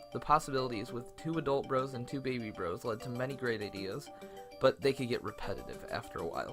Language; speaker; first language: English; native; English